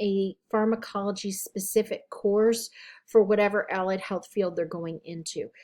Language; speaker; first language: English; native; English